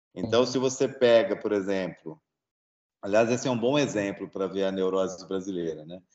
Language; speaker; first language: Portuguese; native; Portuguese